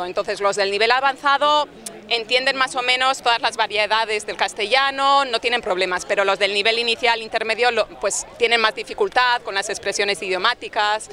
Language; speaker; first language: Spanish; native; Spanish